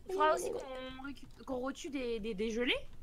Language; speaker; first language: French; native; French